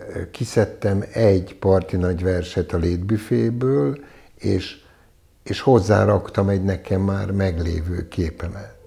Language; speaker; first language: Hungarian; native; Hungarian